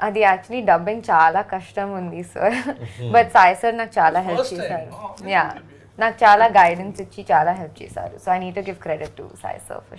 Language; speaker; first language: Telugu; non-native, learner; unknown